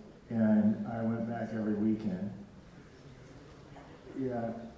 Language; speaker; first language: English; native; English